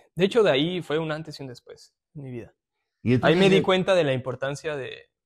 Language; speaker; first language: Spanish; native; Spanish